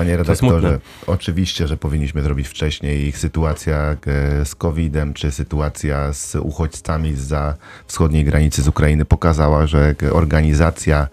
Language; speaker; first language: Polish; native; Polish